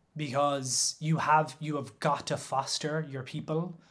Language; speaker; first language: English; native; English